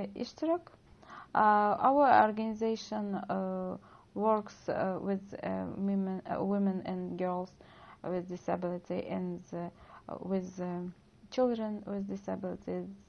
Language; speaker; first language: English; non-native, learner; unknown